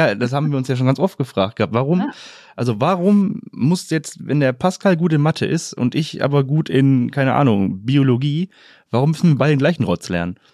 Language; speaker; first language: German; native; German